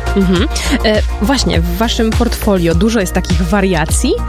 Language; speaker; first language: Polish; native; Polish